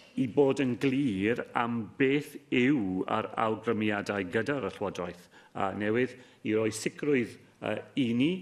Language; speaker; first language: Welsh; non-native, local second language; English